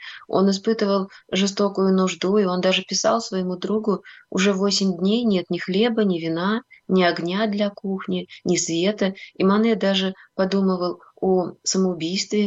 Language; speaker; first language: Russian; native; Russian